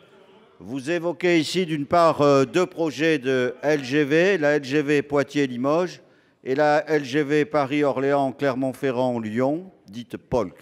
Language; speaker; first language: French; native; French